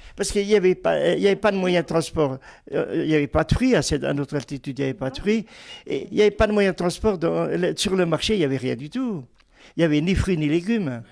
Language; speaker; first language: French; non-native, local second language; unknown